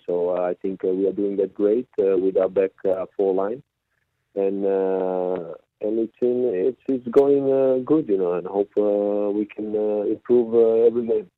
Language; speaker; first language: English; non-native, fluent; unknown